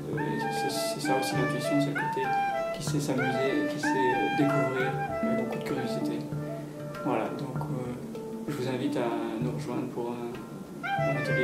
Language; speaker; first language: French; native; French